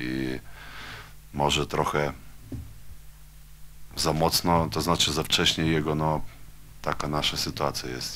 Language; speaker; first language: Polish; non-native, fluent; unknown